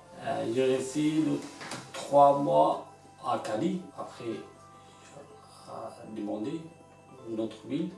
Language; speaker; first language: French; non-native, learner; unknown